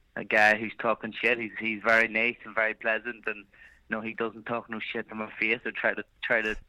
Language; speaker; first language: English; native; English